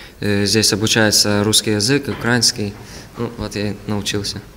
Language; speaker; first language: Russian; early bilingual, other home language; Hebrew